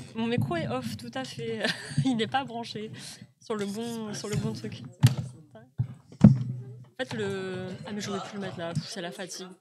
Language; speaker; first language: French; native; French